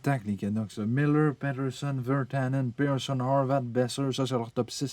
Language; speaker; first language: French; native; French